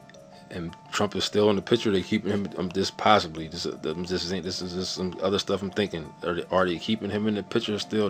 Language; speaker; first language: English; native; English